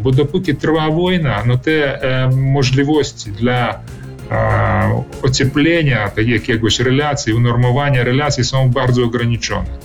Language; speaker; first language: Polish; early bilingual, heritage; Polish